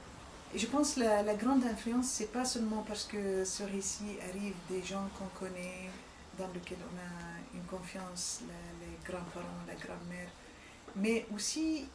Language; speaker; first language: French; non-native, fluent; Arabic